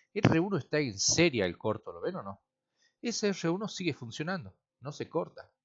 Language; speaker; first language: Spanish; native; Spanish